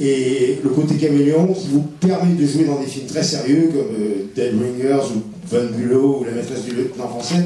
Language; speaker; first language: French; native; French